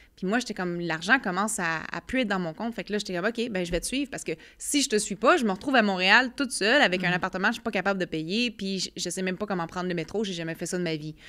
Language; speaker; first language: French; native; French